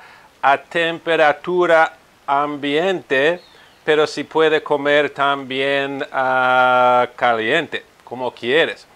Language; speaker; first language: Spanish; non-native, fluent; Italian